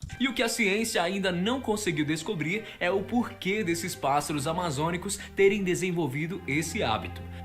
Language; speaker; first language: Portuguese; native; Portuguese